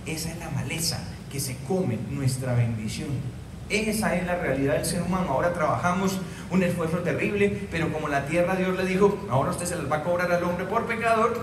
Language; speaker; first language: Spanish; native; Spanish